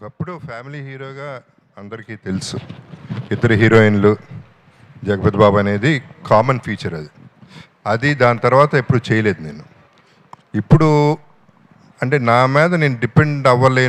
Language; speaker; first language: Telugu; native; Telugu